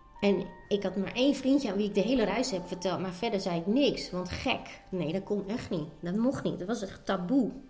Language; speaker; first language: Dutch; native; Dutch